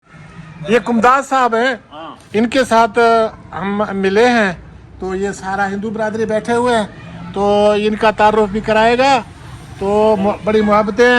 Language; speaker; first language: Hindi; non-native, local second language; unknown